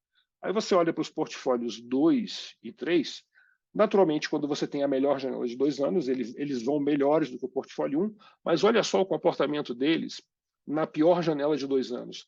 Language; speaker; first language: Portuguese; native; Portuguese